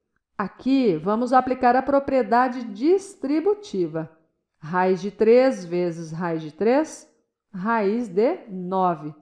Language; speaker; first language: Portuguese; native; Portuguese